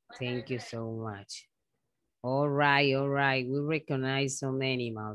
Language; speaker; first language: English; non-native, fluent; Spanish